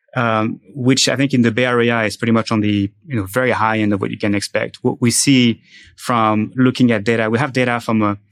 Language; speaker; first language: English; non-native, fluent; French